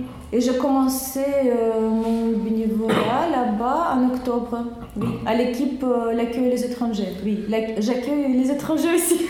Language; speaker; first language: French; non-native, learner; Russian